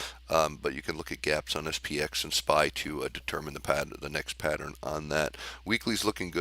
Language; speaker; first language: English; native; English